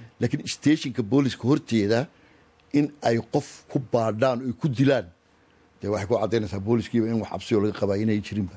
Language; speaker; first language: Somali; native; Somali